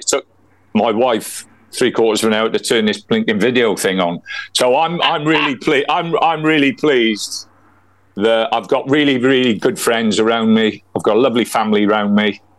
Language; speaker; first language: English; native; English